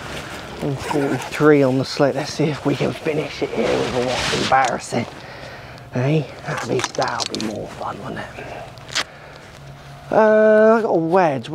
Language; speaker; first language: English; native; English